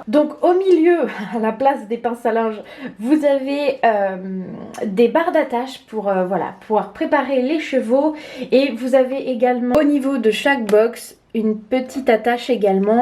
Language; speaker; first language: French; native; French